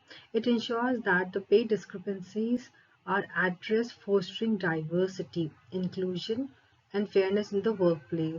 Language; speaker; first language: English; non-native, local second language; Hindi